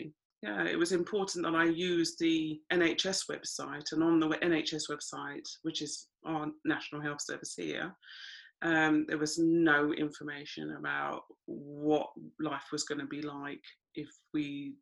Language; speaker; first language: English; native; English